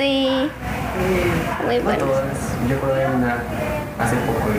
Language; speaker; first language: Spanish; early bilingual, heritage; Spanish